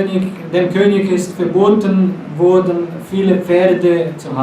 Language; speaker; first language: German; non-native, fluent; Portuguese